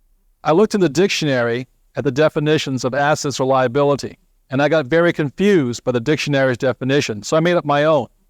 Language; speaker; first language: English; native; English